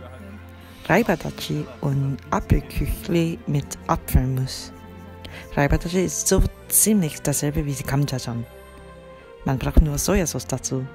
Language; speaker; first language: German; non-native, fluent; Korean